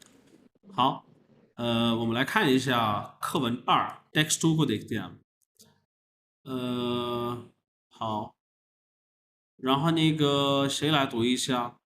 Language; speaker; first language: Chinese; non-native, fluent; Urdu